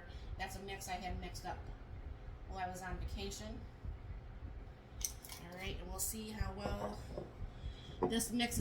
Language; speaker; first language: English; native; English